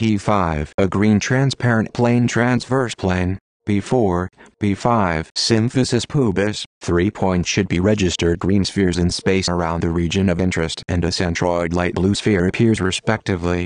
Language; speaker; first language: English; non-native, fluent; Greek